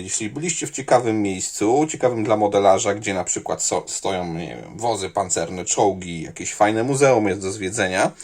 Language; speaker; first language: Polish; native; Polish